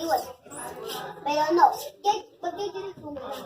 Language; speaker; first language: Spanish; native; Spanish